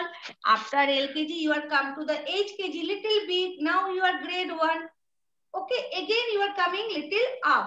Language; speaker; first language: English; non-native, learner; Bangla